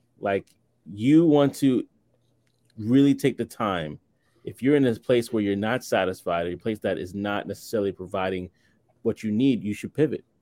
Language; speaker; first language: English; native; English